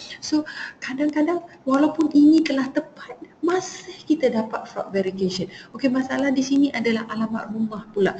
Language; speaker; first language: Malay; native; Malay